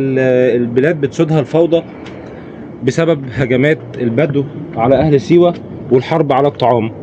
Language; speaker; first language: Arabic; native; Arabic